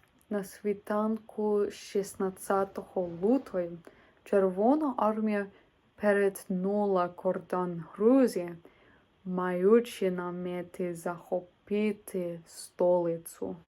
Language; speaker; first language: Ukrainian; non-native, learner; English